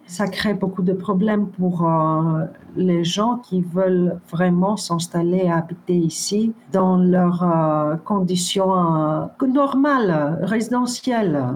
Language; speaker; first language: French; non-native, fluent; Greek